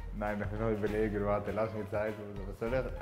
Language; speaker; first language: German; native; German